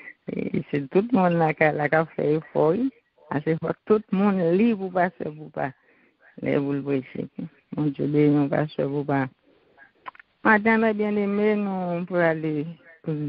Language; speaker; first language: French; non-native, local second language; Haitian Creole